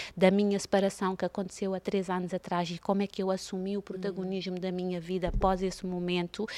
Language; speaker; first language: Portuguese; non-native, local second language; Kabuverdianu